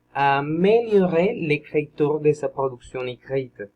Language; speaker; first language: French; non-native, learner; Spanish